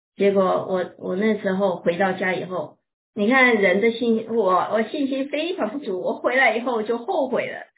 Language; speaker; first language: Chinese; native; Chinese